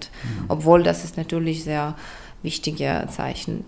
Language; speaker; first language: German; non-native, fluent; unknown